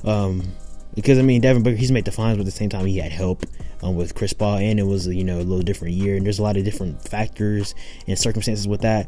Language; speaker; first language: English; native; English